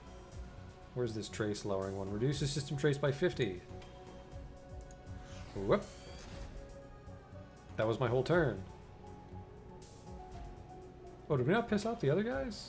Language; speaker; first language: English; native; English